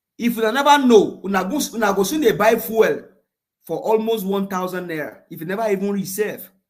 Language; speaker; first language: Nigerian Pidgin; non-native, local second language; Yoruba